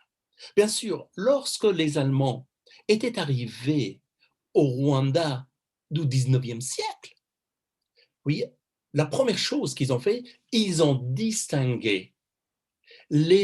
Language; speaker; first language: French; non-native, fluent; Persian